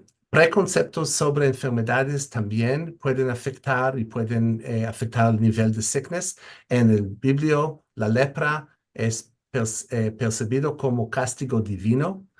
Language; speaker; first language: Spanish; non-native, fluent; English